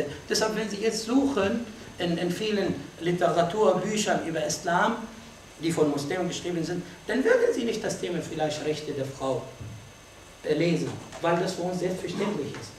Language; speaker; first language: German; non-native, fluent; Arabic